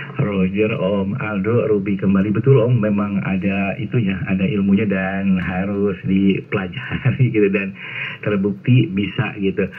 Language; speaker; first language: Indonesian; native; Indonesian